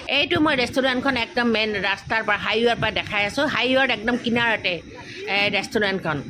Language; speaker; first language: Assamese; native; Assamese